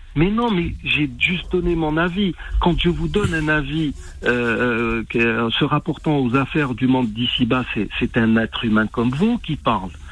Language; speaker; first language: French; non-native, local second language; Arabic